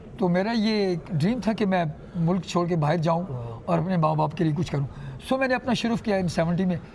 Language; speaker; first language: Urdu; non-native, local second language; Punjabi